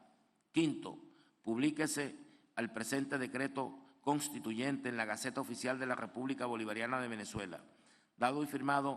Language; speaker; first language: Spanish; native; Spanish